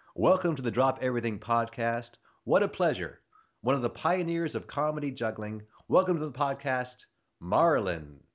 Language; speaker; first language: English; native; English